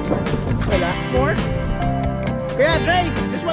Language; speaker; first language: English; non-native, local second language; Filipino